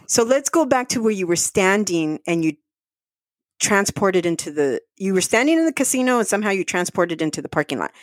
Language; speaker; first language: English; early bilingual, other home language; Spanish